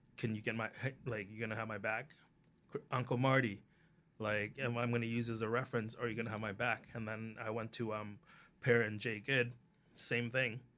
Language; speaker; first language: English; early bilingual, other home language; Cantonese